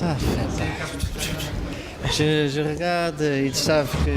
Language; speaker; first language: French; non-native, fluent; Portuguese